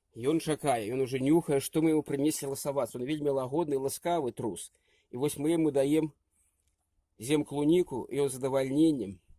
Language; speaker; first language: Belarusian; native; Belarusian